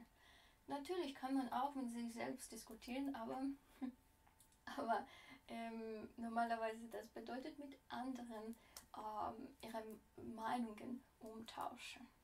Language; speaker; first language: German; non-native, fluent; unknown